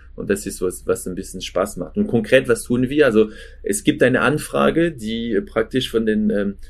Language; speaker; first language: German; non-native, fluent; French